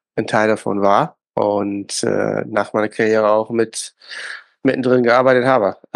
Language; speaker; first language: German; non-native, fluent; English